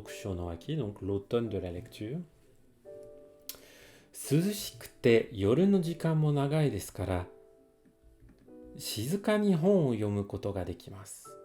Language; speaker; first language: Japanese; non-native, fluent; French